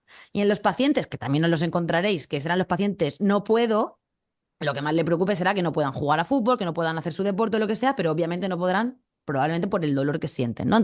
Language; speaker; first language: Spanish; native; Spanish